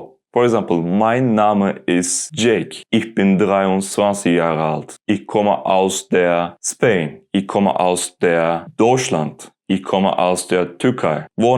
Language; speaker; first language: German; non-native, learner; Turkish